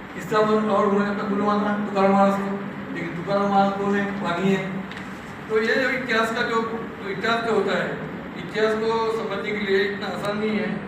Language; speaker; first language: Hindi; non-native, local second language; Marathi